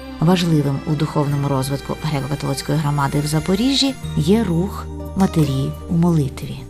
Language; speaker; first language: Ukrainian; native; Ukrainian